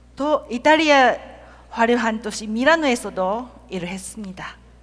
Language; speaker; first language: Korean; non-native, fluent; Japanese